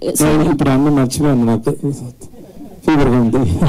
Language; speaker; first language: Telugu; non-native, learner; Tamil